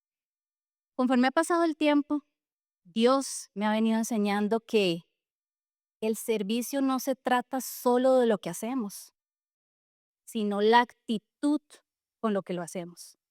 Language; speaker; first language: Spanish; native; Spanish